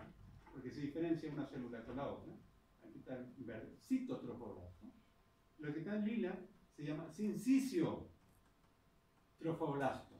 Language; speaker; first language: Spanish; native; Spanish